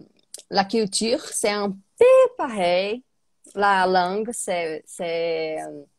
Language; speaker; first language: French; non-native, learner; Portuguese